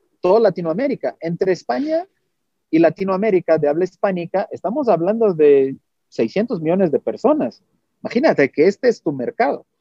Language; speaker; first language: Spanish; non-native, fluent; Portuguese